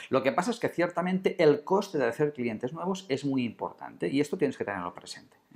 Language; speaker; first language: Spanish; non-native, local second language; Catalan